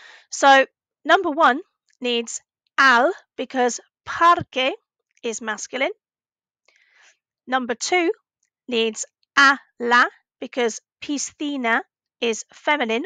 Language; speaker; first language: English; native; English